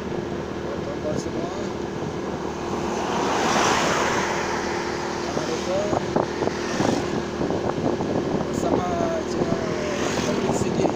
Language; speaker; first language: Indonesian; non-native, local second language; Achinese